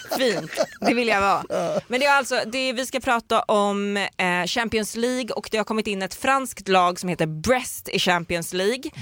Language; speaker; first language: Swedish; native; Swedish